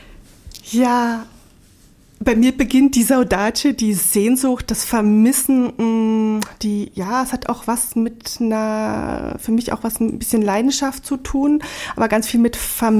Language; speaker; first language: German; native; German